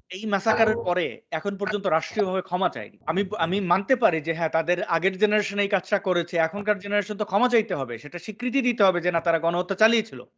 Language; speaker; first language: Bangla; native; Bangla